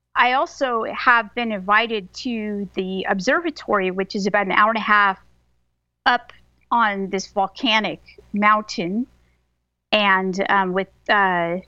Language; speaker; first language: English; native; English